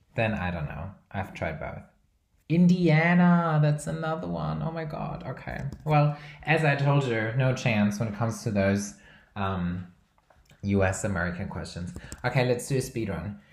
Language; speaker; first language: English; non-native, fluent; Portuguese